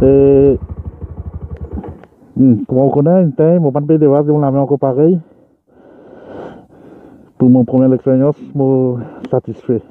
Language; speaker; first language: French; non-native, local second language; Morisyen